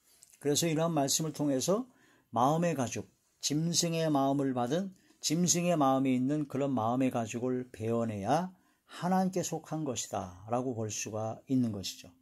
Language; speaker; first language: Korean; native; Korean